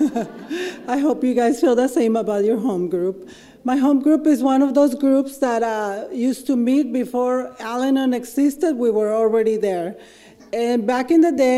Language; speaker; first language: English; non-native, fluent; Spanish